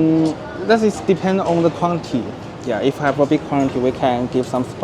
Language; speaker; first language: English; non-native, learner; Chinese